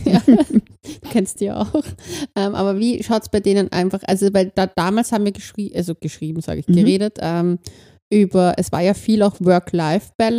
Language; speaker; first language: German; native; German